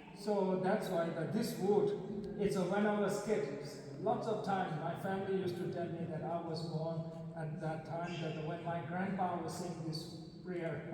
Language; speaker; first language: English; non-native, fluent; Tibetan